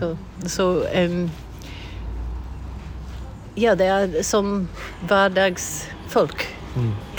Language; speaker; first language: Swedish; non-native, fluent; English